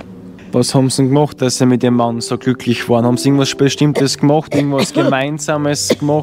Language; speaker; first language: German; native; German